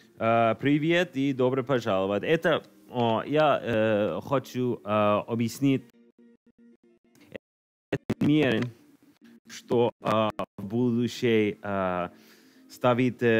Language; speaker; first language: Russian; non-native, learner; English